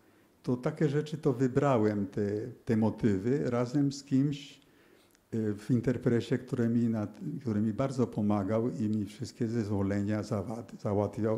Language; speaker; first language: Polish; early bilingual, heritage; Polish